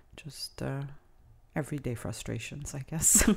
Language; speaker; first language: English; non-native, fluent; Italian